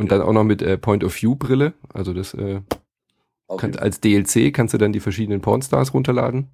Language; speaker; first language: German; native; German